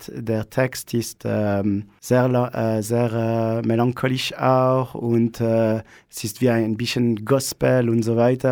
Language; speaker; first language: German; non-native, learner; Italian